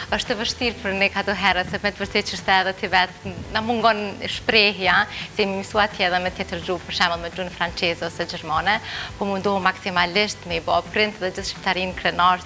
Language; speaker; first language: Albanian; early bilingual, heritage; Albanian